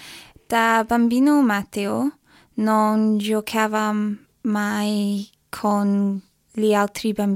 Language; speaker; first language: Italian; non-native, learner; English